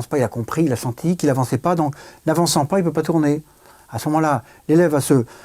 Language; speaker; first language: French; native; French